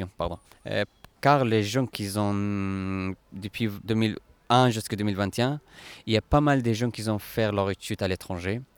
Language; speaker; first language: French; non-native, fluent; Persian